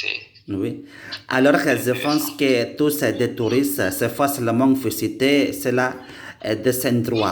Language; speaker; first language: French; non-native, learner; Indonesian